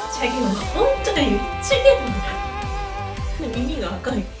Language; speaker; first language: Korean; non-native, fluent; Japanese